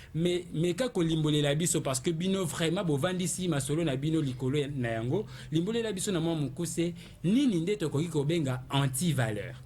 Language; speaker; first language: Lingala; native; Lingala